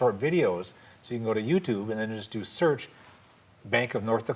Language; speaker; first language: English; native; English